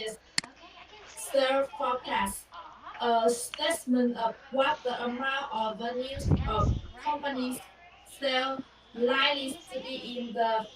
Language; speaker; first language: English; non-native, learner; Vietnamese